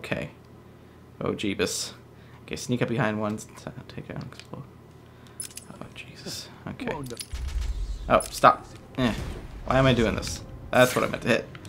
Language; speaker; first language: English; native; English